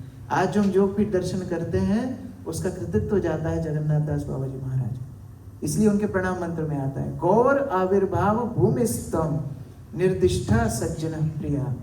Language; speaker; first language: Hindi; non-native, local second language; Bangla